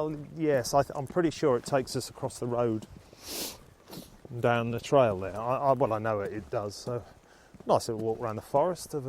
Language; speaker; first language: English; native; English